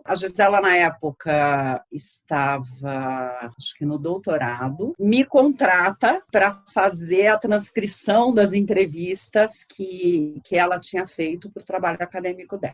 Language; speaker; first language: Portuguese; native; Portuguese